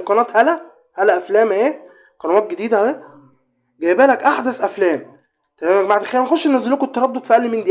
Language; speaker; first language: Arabic; native; Arabic